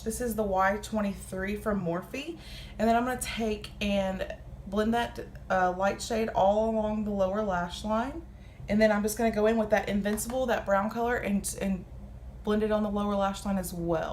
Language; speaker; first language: English; native; English